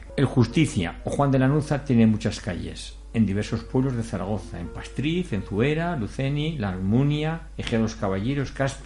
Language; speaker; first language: Spanish; native; Spanish